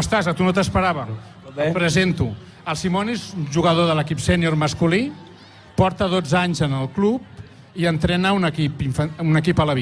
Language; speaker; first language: Catalan; native; Catalan